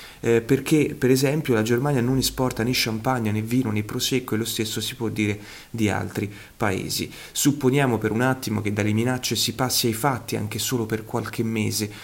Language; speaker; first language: Italian; native; Italian